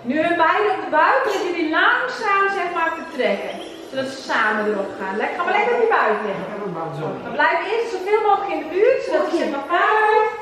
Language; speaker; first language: Dutch; native; Dutch